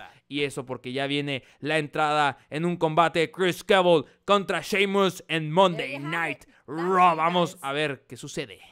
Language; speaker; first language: Spanish; native; Spanish